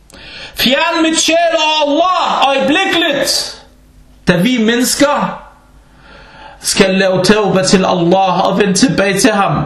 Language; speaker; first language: Danish; non-native, fluent; Arabic